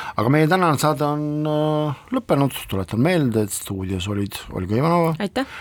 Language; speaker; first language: Estonian; non-native, local second language; Russian